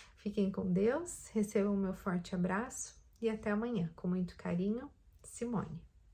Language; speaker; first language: Portuguese; native; Portuguese